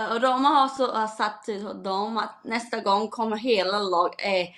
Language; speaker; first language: Swedish; non-native, fluent; Portuguese